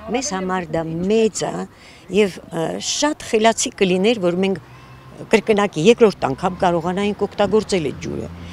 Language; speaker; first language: Armenian; native; Armenian